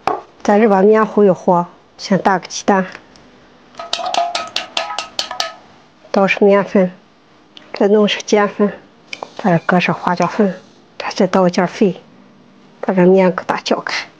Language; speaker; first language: Chinese; native; Chinese